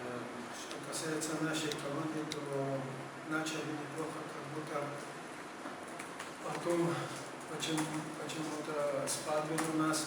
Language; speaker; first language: Russian; non-native, fluent; Georgian